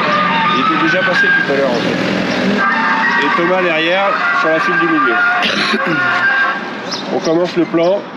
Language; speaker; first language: French; native; French